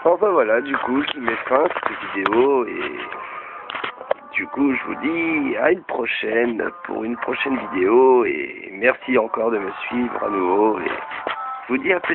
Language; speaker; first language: French; native; French